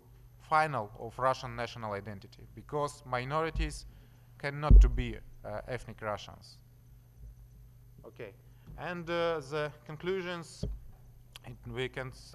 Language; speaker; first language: English; non-native, learner; Russian